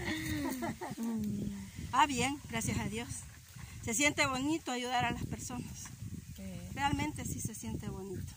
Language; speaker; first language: Spanish; native; Spanish